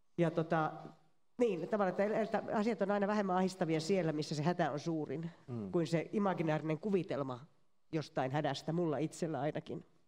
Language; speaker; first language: Finnish; native; Finnish